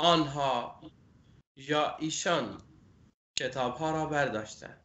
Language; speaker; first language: Persian; non-native, fluent; Urdu